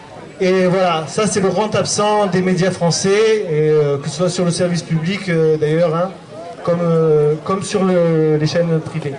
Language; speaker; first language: French; native; French